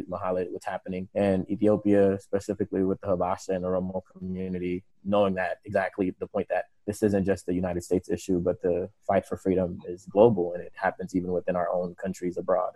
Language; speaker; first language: English; native; English